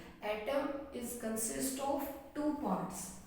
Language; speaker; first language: English; non-native, local second language; Hindi